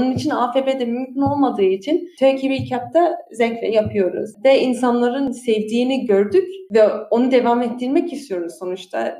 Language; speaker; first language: Turkish; early bilingual, heritage; Turkish